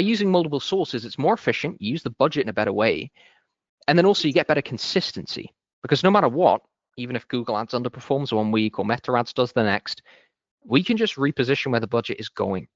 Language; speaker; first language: English; native; English